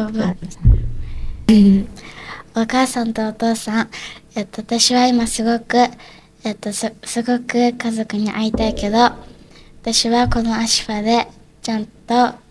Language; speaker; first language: Japanese; early bilingual, other home language; Indonesian